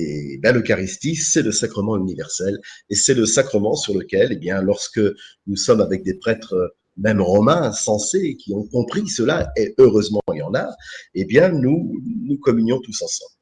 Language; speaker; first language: French; native; French